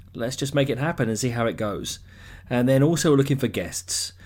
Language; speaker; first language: English; native; English